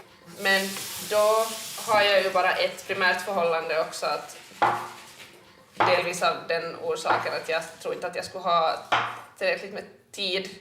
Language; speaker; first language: Swedish; native; Swedish